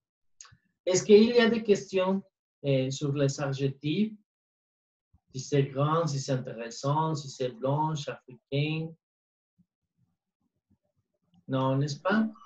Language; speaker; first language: French; non-native, learner; Spanish